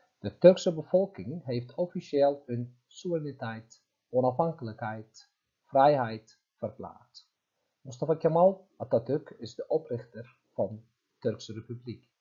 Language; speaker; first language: Dutch; non-native, fluent; Turkish